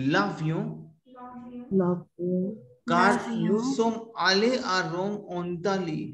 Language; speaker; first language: French; non-native, fluent; Hindi